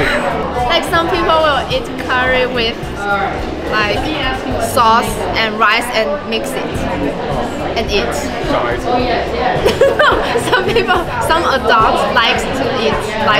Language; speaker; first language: English; non-native, fluent; Chinese